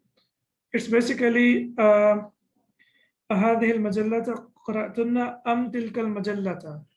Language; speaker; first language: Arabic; non-native, fluent; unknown